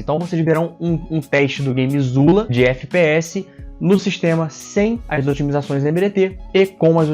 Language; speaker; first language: Portuguese; native; Portuguese